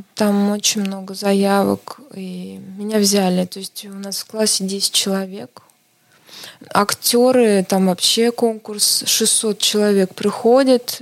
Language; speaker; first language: Russian; non-native, local second language; Estonian